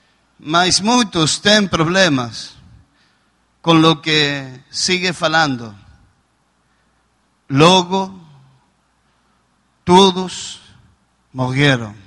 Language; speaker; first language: Portuguese; non-native, learner; Spanish